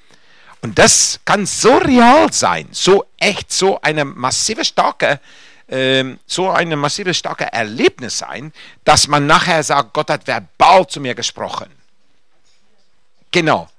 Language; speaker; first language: German; non-native, fluent; English